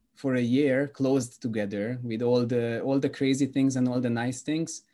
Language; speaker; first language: English; non-native, fluent; Hungarian